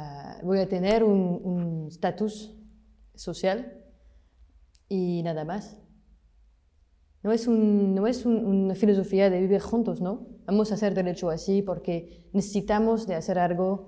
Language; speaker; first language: Spanish; non-native, fluent; French